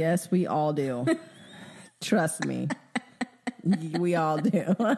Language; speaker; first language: English; early bilingual, other home language; Spanish